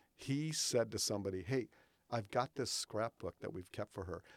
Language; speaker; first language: English; native; English